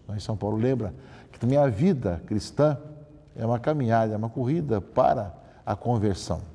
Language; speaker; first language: Portuguese; native; Portuguese